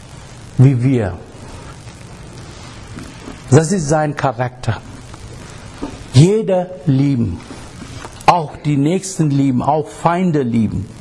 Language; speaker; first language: German; non-native, learner; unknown